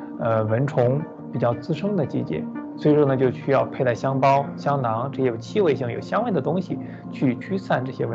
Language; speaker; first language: Chinese; native; Chinese